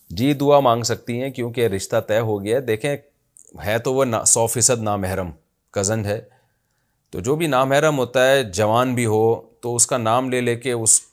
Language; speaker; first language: Urdu; native; Urdu